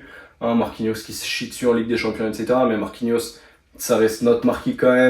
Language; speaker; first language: French; native; French